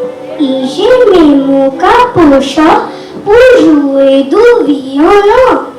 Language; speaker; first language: French; non-native, learner; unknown